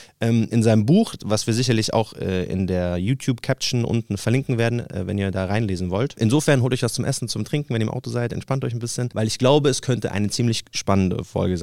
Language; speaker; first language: German; native; German